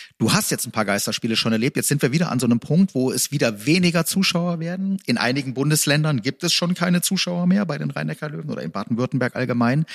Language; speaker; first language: German; native; German